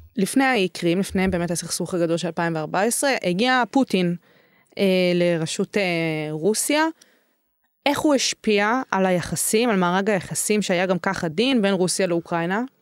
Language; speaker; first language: Hebrew; native; Hebrew